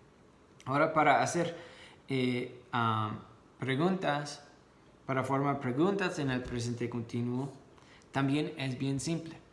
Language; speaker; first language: Spanish; non-native, fluent; English